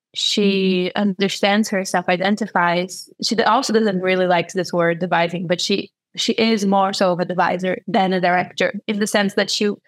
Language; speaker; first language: English; non-native, fluent; Portuguese